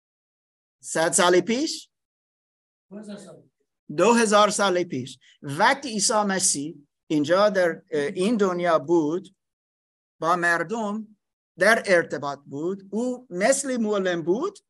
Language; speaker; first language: Persian; non-native, fluent; English